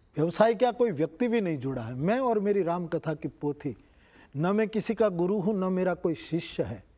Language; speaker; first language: Hindi; non-native, local second language; Gujarati